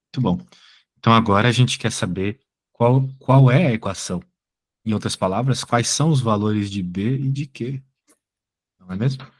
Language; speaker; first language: Portuguese; native; Portuguese